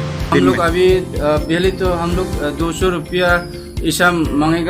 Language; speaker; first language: Hindi; non-native, local second language; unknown